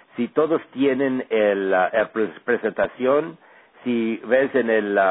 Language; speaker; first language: Spanish; non-native, learner; English